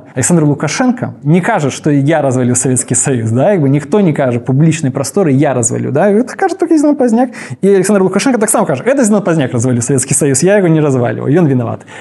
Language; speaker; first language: Belarusian; non-native, local second language; Russian